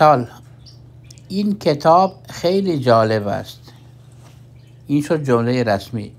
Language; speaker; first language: Persian; non-native, fluent; Urdu